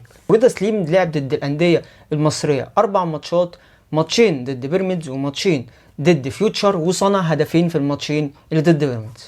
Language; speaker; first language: Arabic; native; Arabic